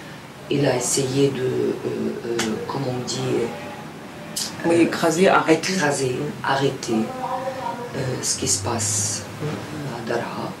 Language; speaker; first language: French; non-native, fluent; Arabic